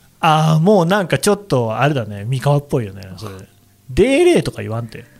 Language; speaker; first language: Japanese; native; Japanese